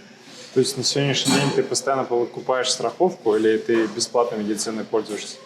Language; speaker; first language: Russian; native; Russian